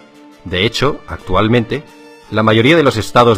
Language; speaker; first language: Spanish; native; Spanish